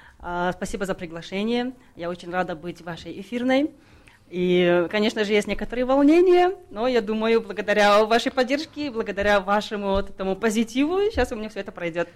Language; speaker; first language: Russian; non-native, local second language; Tajik